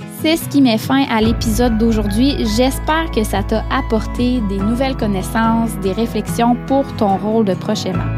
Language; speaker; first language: French; native; French